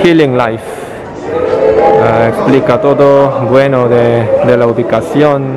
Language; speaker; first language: Spanish; non-native, fluent; Korean